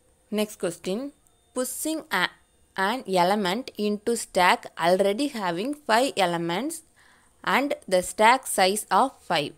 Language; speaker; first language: English; non-native, local second language; Tamil